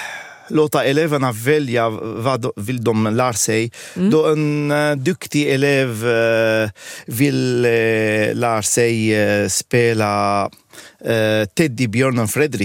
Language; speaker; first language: Swedish; non-native, fluent; Arabic